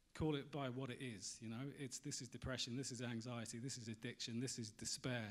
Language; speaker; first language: English; native; English